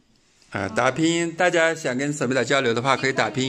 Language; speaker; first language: Chinese; native; Chinese